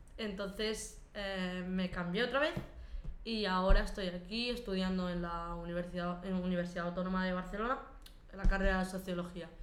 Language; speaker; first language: Spanish; early bilingual, other home language; Arabic